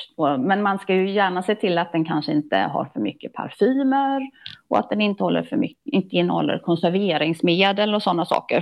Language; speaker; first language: Swedish; native; Swedish